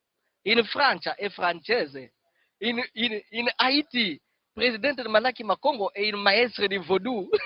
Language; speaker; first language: Italian; non-native, fluent; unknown